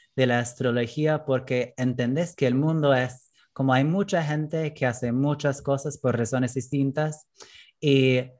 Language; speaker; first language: Spanish; non-native, fluent; English